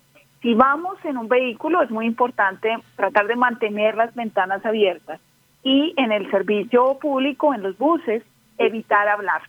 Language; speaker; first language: Spanish; native; Spanish